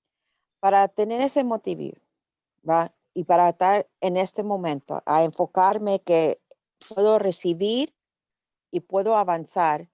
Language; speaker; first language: Spanish; early bilingual, heritage; English